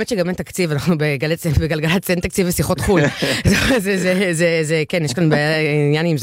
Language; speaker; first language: Hebrew; native; Hebrew